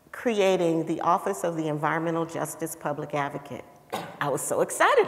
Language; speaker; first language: English; native; English